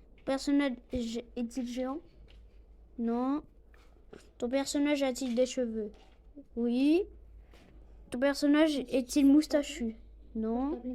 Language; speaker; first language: French; non-native, local second language; Arabic